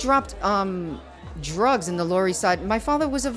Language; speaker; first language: English; early bilingual, other home language; Spanish